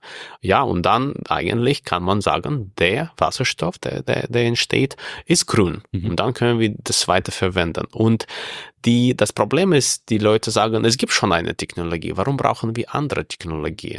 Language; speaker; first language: German; non-native, fluent; Russian